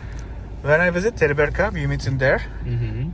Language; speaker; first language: English; non-native, learner; Turkish